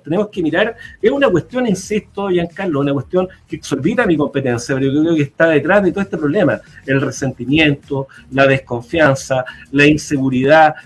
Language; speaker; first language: Spanish; native; Spanish